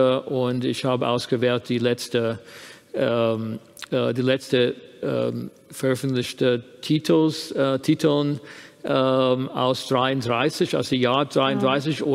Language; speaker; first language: German; non-native, fluent; English